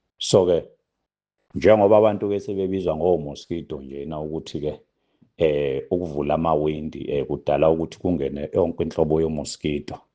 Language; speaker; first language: Zulu; native; Zulu